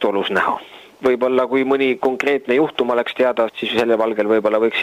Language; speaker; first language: Estonian; native; Estonian